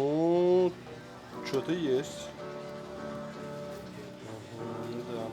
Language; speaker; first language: Russian; native; Russian